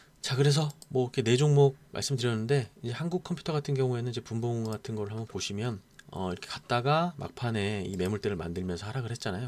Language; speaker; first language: Korean; native; Korean